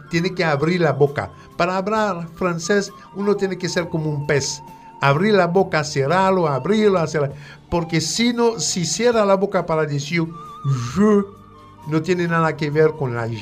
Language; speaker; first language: Spanish; non-native, fluent; French